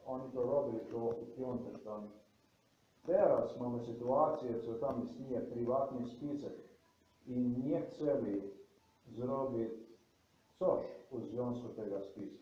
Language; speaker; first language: Polish; non-native, learner; Slovenian